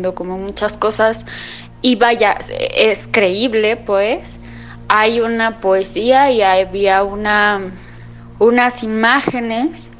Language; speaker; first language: Spanish; native; Spanish